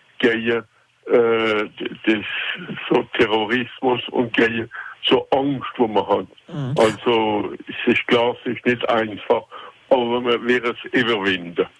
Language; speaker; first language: German; non-native, local second language; French